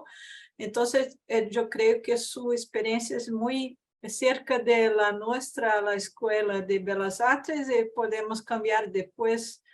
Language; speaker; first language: Spanish; non-native, learner; Portuguese